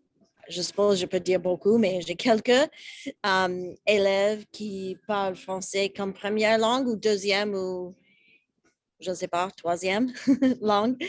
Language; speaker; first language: French; non-native, learner; English